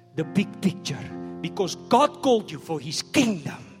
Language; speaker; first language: English; non-native, local second language; Afrikaans